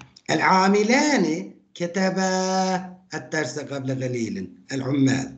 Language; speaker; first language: Arabic; non-native, fluent; Turkish